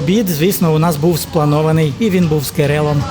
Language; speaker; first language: Ukrainian; native; Ukrainian